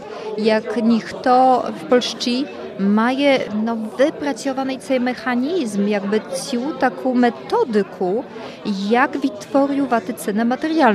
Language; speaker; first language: Polish; non-native, learner; Ukrainian